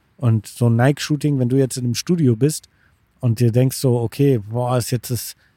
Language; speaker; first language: German; native; German